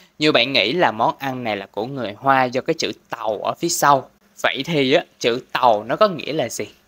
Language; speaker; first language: Vietnamese; non-native, local second language; Cantonese